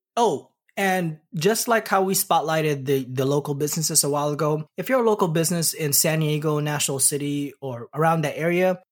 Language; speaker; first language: English; early bilingual, other home language; Pampanga